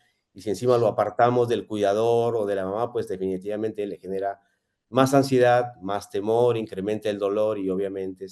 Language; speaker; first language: Spanish; native; Spanish